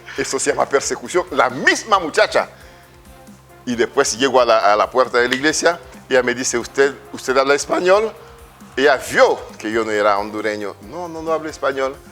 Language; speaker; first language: Spanish; non-native, fluent; French